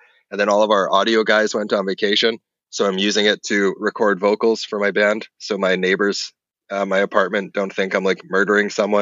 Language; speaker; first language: English; native; English